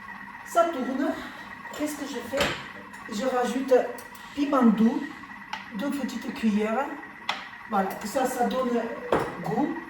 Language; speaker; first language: French; non-native, fluent; Armenian